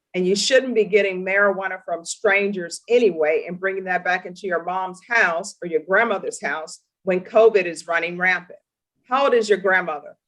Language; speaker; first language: English; native; English